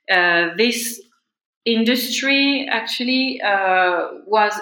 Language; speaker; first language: English; non-native, fluent; French